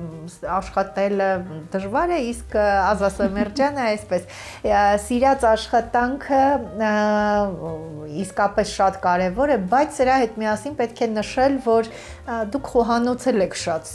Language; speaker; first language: Armenian; native; Armenian